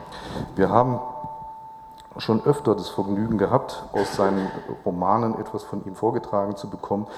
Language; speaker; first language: German; native; German